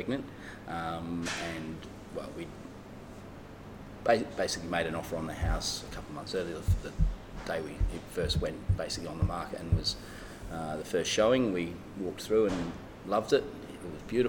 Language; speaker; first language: English; native; English